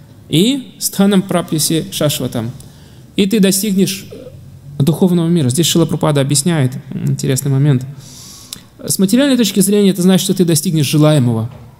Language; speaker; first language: Russian; non-native, fluent; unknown